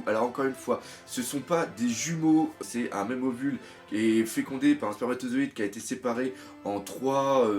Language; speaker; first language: French; native; French